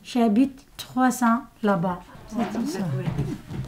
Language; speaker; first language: French; non-native, learner; Somali